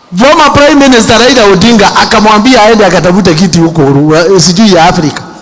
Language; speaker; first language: Swahili; non-native, local second language; Kikuyu